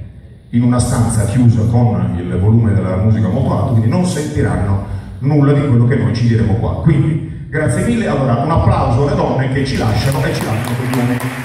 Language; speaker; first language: Italian; native; Italian